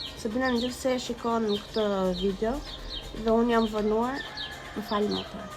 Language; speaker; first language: Albanian; early bilingual, heritage; Albanian